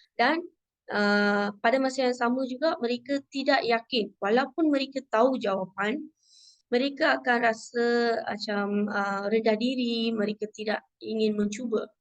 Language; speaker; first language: Malay; non-native, local second language; Tamil